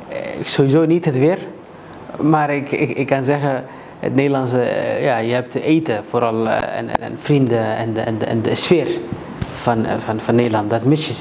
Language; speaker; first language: Dutch; early bilingual, other home language; Somali